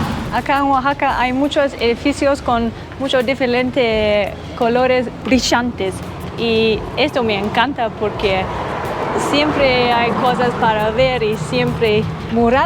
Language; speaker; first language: Spanish; non-native, learner; English